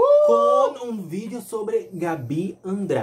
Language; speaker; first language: Spanish; non-native, learner; Portuguese